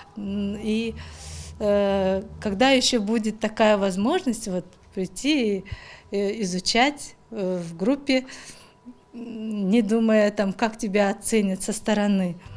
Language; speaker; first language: Russian; native; Russian